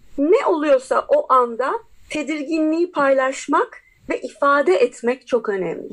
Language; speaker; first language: Turkish; native; Turkish